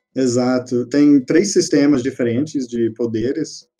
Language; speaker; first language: Portuguese; non-native, fluent; English